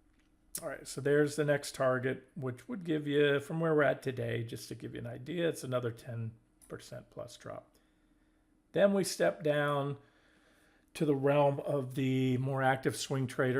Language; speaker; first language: English; native; English